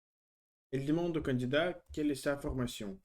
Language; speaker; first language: French; non-native, learner; Russian